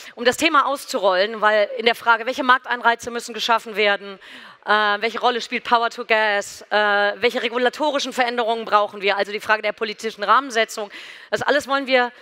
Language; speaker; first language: German; native; German